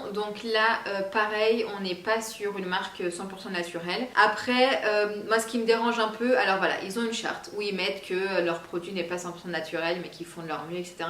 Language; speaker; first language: French; native; French